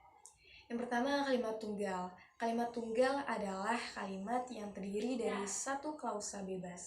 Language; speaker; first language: Indonesian; native; Indonesian